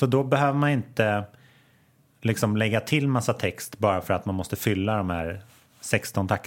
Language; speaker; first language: Swedish; native; Swedish